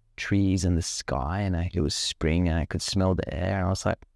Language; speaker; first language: English; non-native, local second language; Sinhala